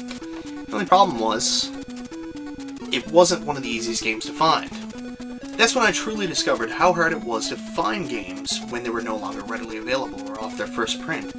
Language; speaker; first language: English; native; English